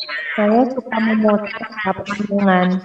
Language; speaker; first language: Korean; non-native, learner; Indonesian